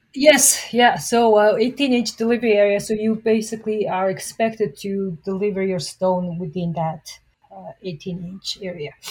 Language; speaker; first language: English; non-native, fluent; Mongolian